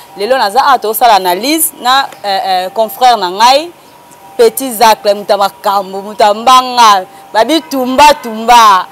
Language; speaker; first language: Lingala; native; Lingala